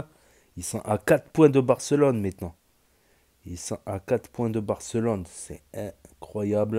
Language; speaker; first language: French; native; French